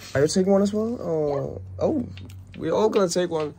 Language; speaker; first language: English; non-native, fluent; Danish